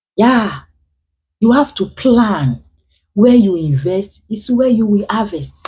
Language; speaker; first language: English; non-native, local second language; Yoruba